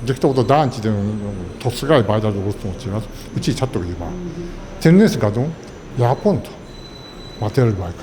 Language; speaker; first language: Mongolian; non-native, fluent; Japanese